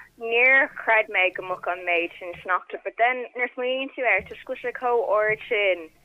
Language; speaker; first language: Irish; native; Irish